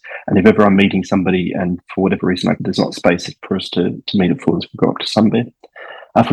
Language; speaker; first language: English; native; English